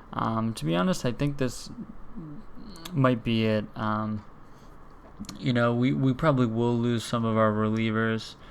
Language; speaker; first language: English; native; English